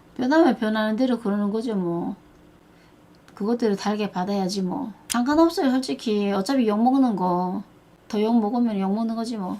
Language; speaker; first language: Korean; native; Korean